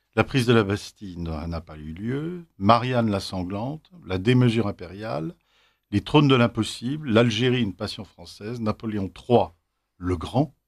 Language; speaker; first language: French; native; French